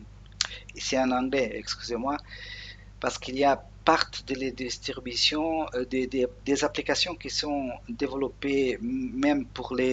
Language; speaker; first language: French; non-native, learner; Portuguese